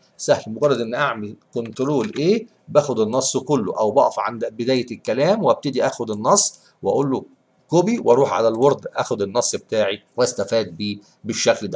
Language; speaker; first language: Arabic; native; Arabic